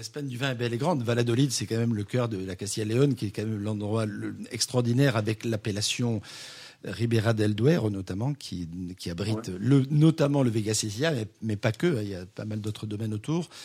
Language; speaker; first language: French; native; French